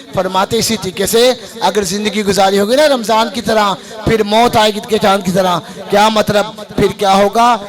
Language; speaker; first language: Urdu; non-native, local second language; Punjabi